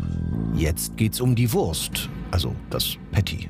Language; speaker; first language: German; native; German